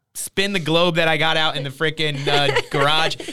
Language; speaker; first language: English; native; English